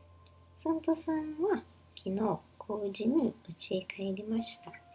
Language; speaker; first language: Japanese; non-native, learner; Portuguese